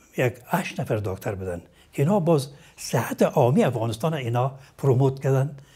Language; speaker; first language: Persian; native; Persian